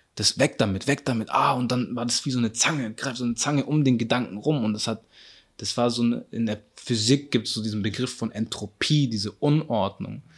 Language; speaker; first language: German; early bilingual, other home language; Arabic